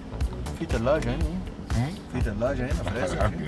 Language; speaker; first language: Arabic; native; Arabic